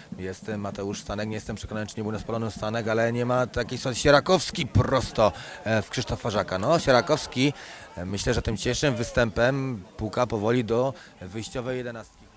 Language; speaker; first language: Polish; native; Polish